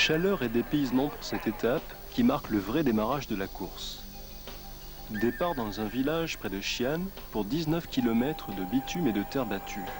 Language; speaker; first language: French; native; French